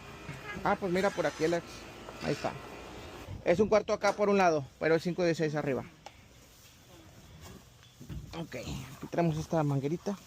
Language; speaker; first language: Spanish; native; Spanish